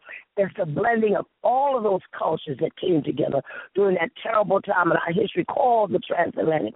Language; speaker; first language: English; native; English